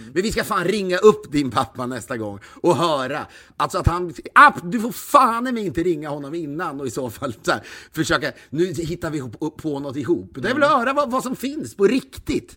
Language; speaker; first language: Swedish; native; Swedish